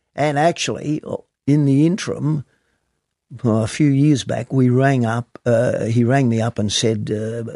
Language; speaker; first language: English; native; English